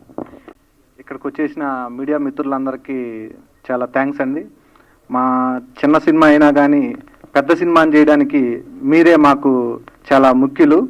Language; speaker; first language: Telugu; native; Telugu